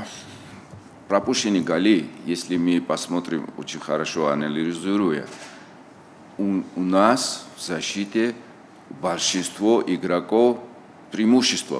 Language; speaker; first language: Russian; non-native, local second language; Tajik